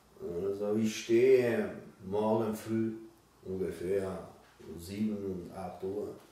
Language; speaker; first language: German; non-native, learner; Polish